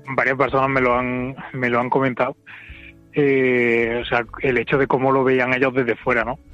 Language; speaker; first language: Spanish; native; Spanish